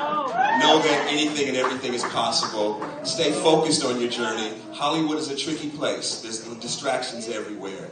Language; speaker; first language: English; native; English